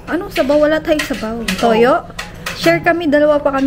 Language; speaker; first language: Filipino; native; Filipino